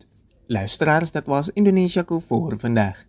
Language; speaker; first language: Dutch; non-native, fluent; Indonesian